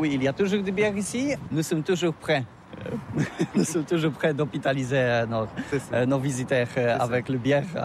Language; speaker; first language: French; non-native, learner; Polish